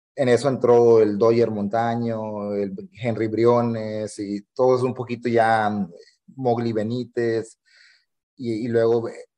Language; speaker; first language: Spanish; native; Spanish